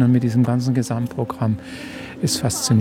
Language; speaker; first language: German; native; German